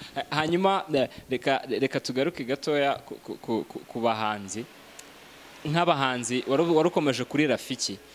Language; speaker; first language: Kinyarwanda; native; Kinyarwanda